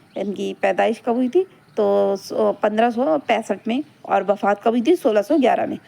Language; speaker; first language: Urdu; native; Urdu